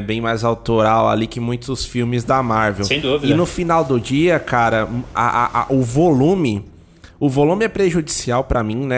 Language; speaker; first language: Portuguese; native; Portuguese